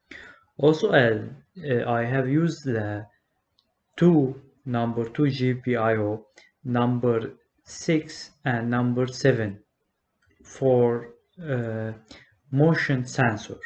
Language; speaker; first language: English; non-native, learner; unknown